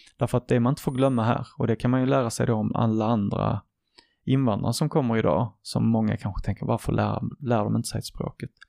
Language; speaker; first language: Swedish; early bilingual, other home language; Arabic